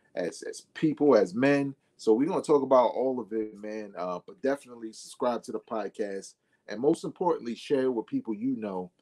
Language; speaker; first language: English; native; English